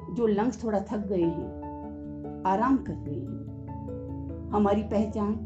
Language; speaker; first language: Hindi; native; Hindi